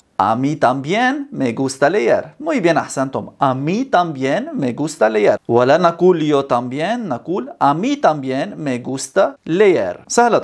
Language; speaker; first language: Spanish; non-native, fluent; Arabic